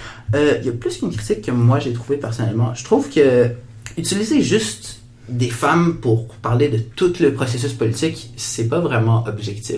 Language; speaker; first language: French; native; French